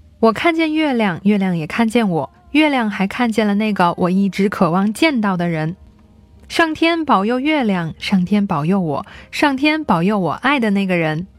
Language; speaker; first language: Chinese; native; Chinese